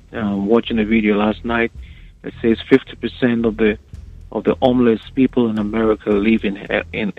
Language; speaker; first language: English; non-native, local second language; Yoruba